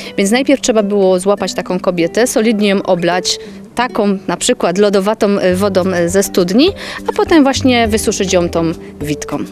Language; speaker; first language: Polish; native; Polish